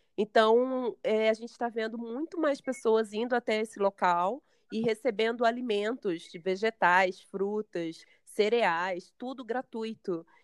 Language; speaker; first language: Portuguese; native; Portuguese